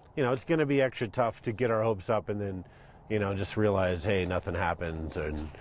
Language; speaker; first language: English; native; English